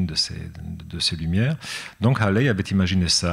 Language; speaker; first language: French; native; French